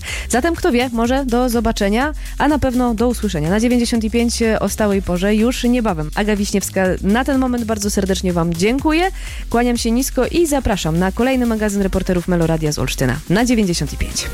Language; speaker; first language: Polish; native; Polish